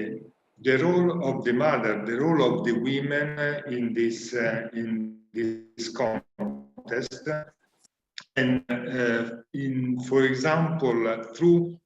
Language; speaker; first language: English; non-native, learner; Italian